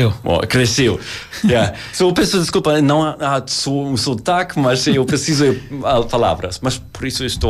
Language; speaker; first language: Portuguese; non-native, learner; German